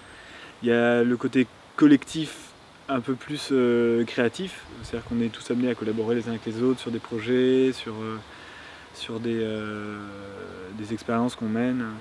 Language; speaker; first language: French; native; French